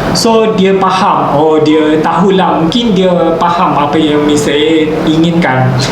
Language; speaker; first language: Malay; native; Malay